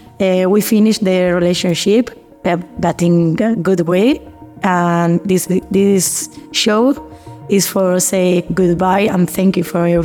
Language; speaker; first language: English; non-native, learner; Spanish